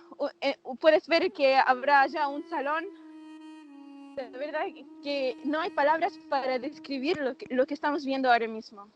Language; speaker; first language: Spanish; non-native, fluent; Arabic